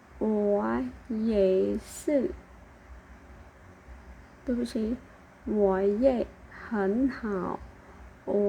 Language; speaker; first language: Chinese; non-native, learner; Khmer